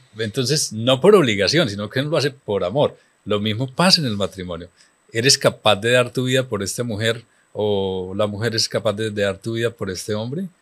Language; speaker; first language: Spanish; native; Spanish